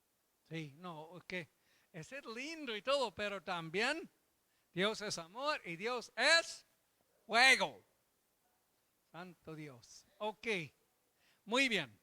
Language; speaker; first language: Spanish; non-native, fluent; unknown